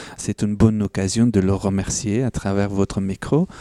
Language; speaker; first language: French; non-native, fluent; Persian